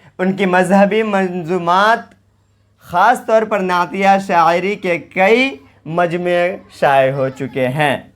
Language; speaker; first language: Urdu; native; Urdu